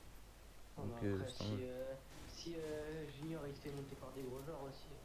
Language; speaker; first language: French; native; French